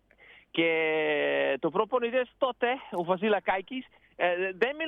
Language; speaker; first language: Greek; non-native, learner; Dutch